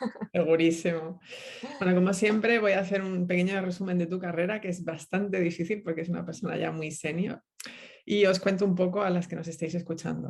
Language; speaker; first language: Spanish; native; Spanish